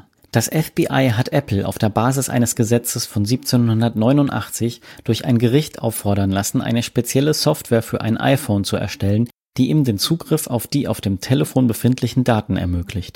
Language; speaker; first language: German; native; German